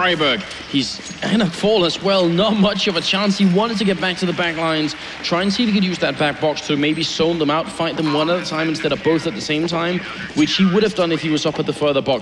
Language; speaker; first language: English; non-native, fluent; Swedish